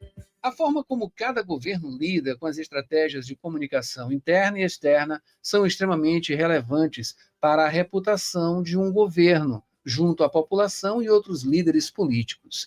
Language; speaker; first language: Portuguese; native; Portuguese